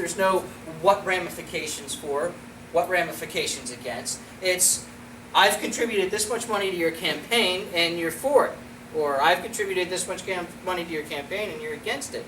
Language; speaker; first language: English; native; English